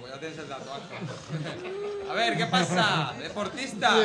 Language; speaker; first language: Spanish; native; Spanish